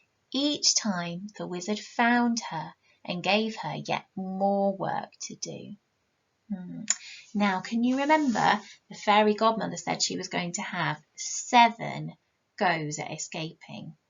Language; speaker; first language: English; native; English